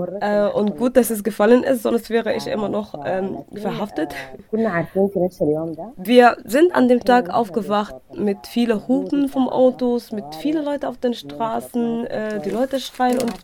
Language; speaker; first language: German; non-native, fluent; Arabic